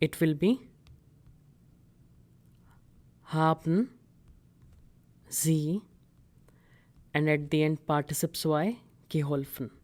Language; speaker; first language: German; non-native, fluent; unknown